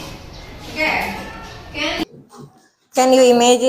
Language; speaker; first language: English; non-native, fluent; Indonesian